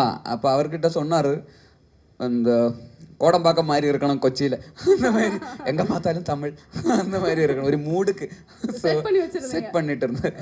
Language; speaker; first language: Tamil; non-native, learner; Malayalam